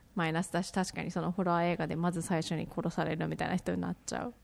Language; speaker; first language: Japanese; early bilingual, heritage; Japanese